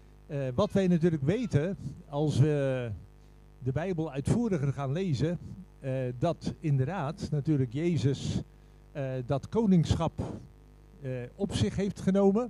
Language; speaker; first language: Dutch; native; Dutch